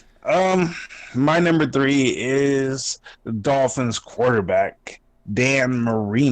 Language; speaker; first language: English; native; English